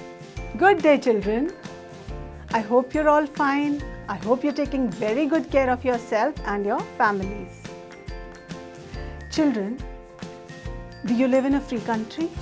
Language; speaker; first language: English; non-native, local second language; Hindi